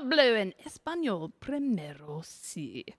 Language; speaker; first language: Spanish; non-native, learner; English